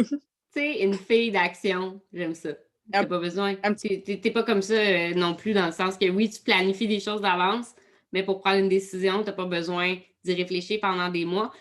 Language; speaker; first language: French; native; French